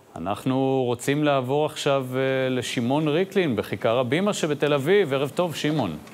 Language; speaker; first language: Hebrew; native; Hebrew